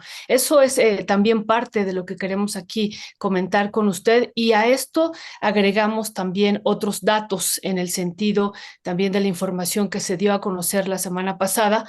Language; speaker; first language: Spanish; native; Spanish